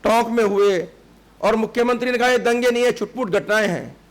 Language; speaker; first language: Hindi; native; Hindi